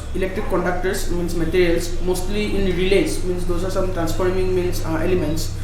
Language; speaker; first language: English; non-native, local second language; Assamese